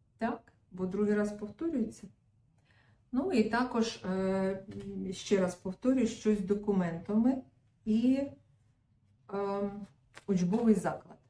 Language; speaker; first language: Ukrainian; non-native, local second language; Russian